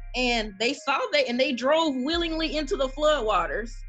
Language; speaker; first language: English; native; English